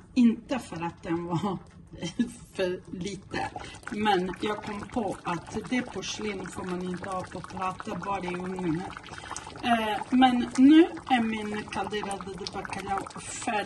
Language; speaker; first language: Swedish; non-native, fluent; Portuguese